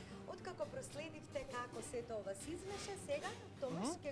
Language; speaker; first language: Macedonian; native; Macedonian